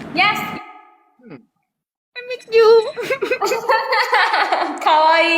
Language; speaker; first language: English; non-native, learner; Korean